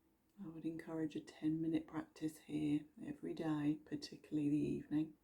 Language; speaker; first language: English; native; English